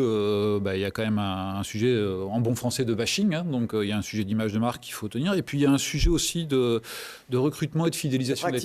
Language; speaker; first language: French; native; French